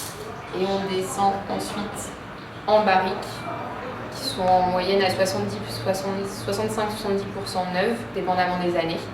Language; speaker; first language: French; native; French